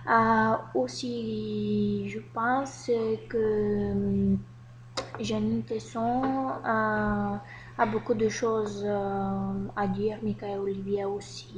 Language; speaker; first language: French; non-native, learner; Bulgarian